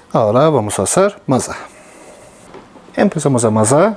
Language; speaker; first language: Spanish; non-native, learner; Turkish